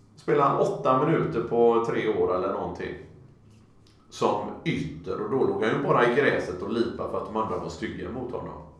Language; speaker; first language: Swedish; native; Swedish